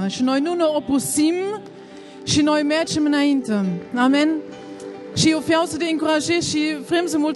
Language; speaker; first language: Romanian; non-native, learner; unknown